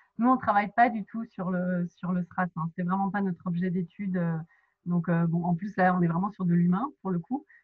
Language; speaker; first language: French; native; French